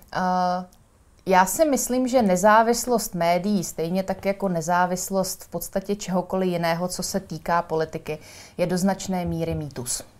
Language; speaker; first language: Czech; native; Czech